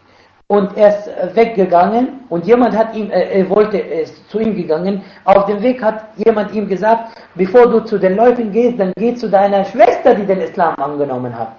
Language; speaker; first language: German; non-native, fluent; Arabic